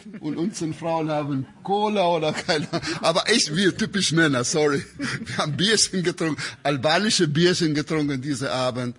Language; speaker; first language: German; non-native, fluent; Albanian